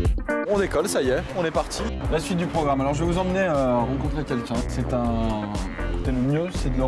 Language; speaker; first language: French; native; French